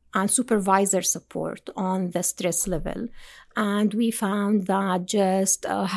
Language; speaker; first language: English; non-native, fluent; Arabic